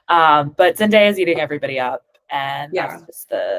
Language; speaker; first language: English; native; English